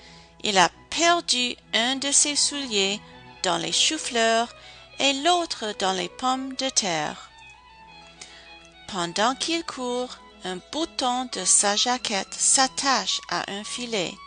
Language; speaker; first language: French; non-native, fluent; English